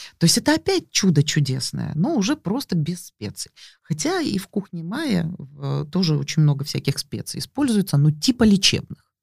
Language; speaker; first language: Russian; native; Russian